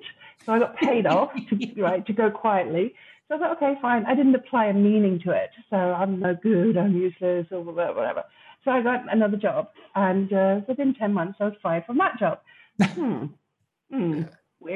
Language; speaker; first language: English; native; English